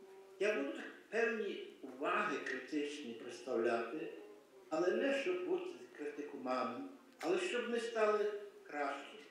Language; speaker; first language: Ukrainian; early bilingual, heritage; Ukrainian